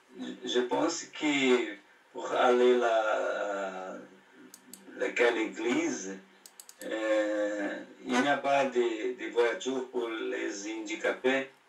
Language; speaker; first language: French; non-native, learner; Portuguese